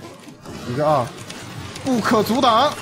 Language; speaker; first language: Chinese; native; Chinese